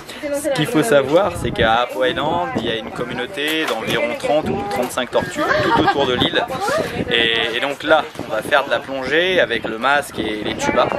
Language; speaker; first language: French; native; French